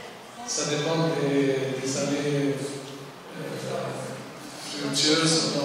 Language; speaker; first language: French; non-native, local second language; Arabic